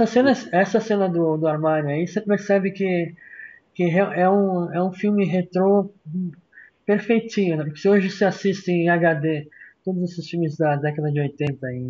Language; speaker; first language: Portuguese; native; Portuguese